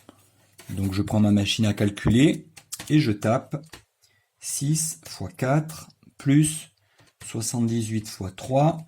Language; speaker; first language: French; native; French